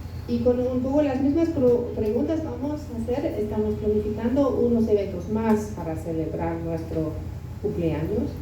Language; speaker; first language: Spanish; non-native, fluent; German